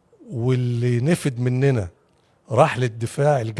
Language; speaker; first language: Arabic; native; Arabic